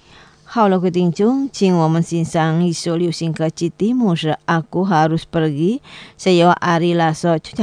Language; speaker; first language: Chinese; non-native, learner; Indonesian